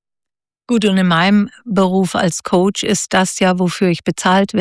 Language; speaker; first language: German; native; German